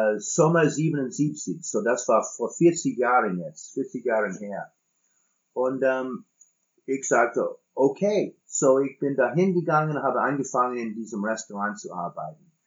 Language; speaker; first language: German; non-native, fluent; English